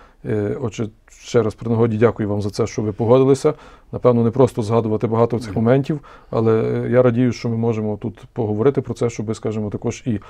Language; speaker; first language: Ukrainian; native; Ukrainian